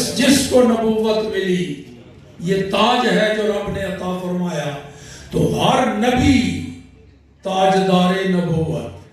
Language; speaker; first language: Urdu; non-native, local second language; Punjabi